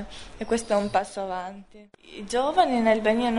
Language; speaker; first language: Italian; non-native, learner; Albanian